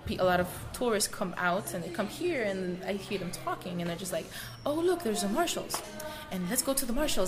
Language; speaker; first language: English; non-native, fluent; Spanish